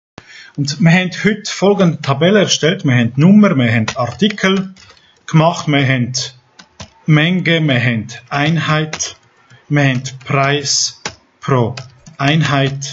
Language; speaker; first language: German; non-native, fluent; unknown